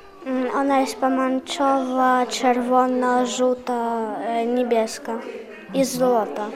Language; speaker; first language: Polish; non-native, learner; Ukrainian